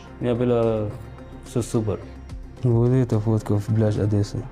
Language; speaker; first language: Russian; non-native, learner; Arabic